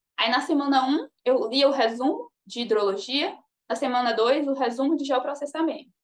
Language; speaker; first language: Portuguese; native; Portuguese